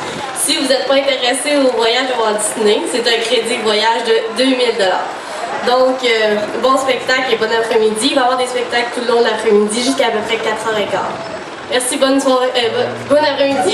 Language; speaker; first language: French; native; French